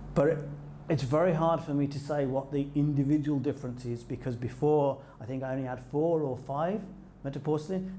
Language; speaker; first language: English; native; English